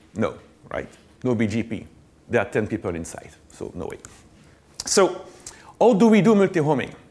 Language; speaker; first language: English; non-native, fluent; French